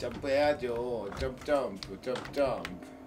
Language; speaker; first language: Korean; native; Korean